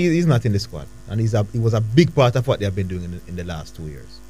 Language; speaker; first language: English; native; English